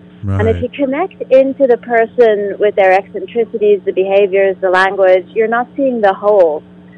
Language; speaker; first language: English; native; English